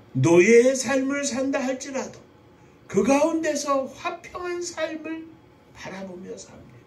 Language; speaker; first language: Korean; native; Korean